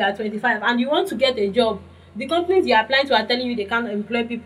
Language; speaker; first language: English; non-native, local second language; Yoruba